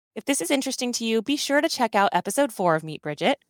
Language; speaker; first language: English; early bilingual, other home language; Hindi